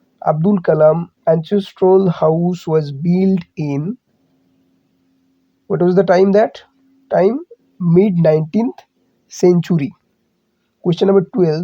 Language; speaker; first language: English; non-native, local second language; Bangla